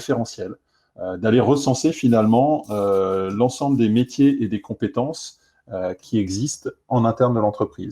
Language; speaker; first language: French; native; French